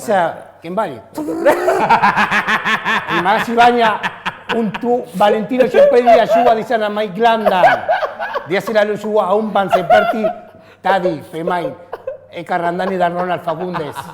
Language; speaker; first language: Indonesian; non-native, fluent; Spanish